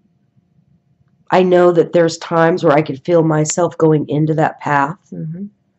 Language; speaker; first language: English; native; English